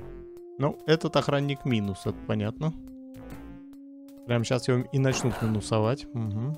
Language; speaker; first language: Russian; native; Russian